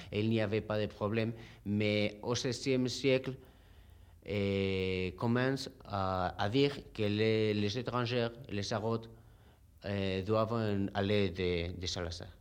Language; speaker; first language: French; non-native, learner; Spanish